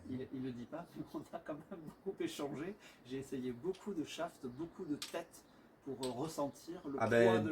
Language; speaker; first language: French; native; French